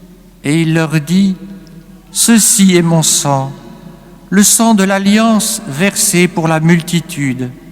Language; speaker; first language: French; native; French